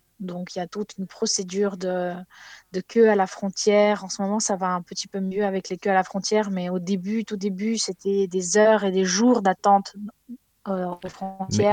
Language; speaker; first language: French; non-native, fluent; Ukrainian